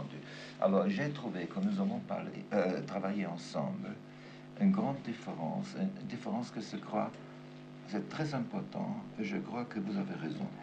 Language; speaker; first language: French; non-native, fluent; German